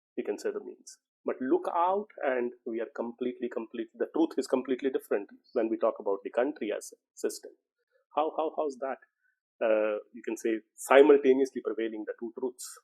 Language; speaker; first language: English; non-native, local second language; Punjabi